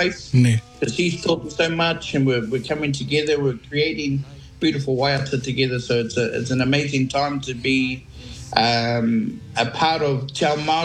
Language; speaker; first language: English; native; English